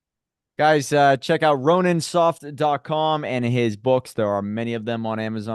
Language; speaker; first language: English; native; English